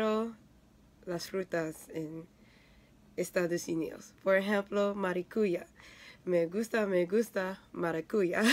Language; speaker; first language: Spanish; non-native, learner; English